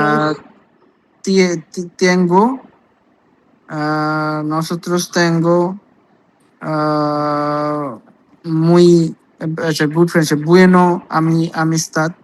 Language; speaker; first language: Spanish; non-native, learner; Bangla